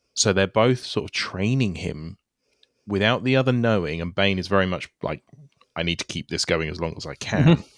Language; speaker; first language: English; native; English